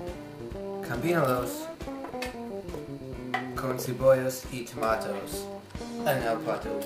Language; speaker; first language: Spanish; non-native, learner; English